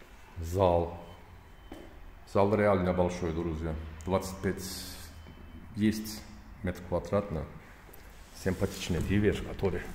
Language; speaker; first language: Russian; non-native, learner; Turkish